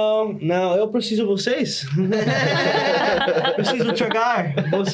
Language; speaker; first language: Portuguese; non-native, learner; English